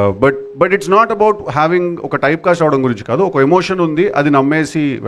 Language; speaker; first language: Telugu; native; Telugu